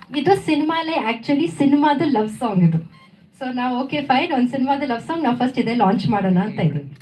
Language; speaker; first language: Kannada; non-native, local second language; Tamil